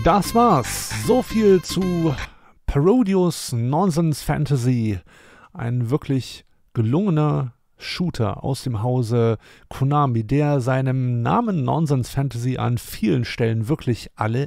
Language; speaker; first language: German; native; German